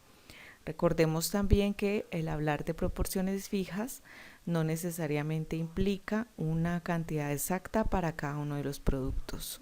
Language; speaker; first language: Spanish; native; Spanish